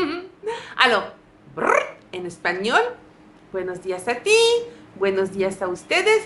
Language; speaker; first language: Spanish; non-native, fluent; French